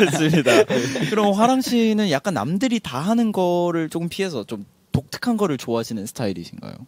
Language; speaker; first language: Korean; native; Korean